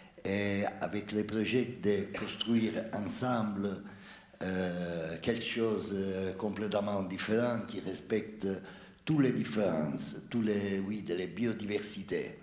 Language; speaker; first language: French; non-native, fluent; Italian